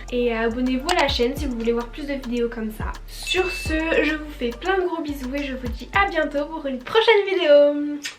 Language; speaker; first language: French; native; French